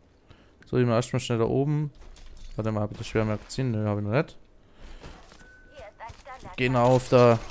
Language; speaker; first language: German; native; German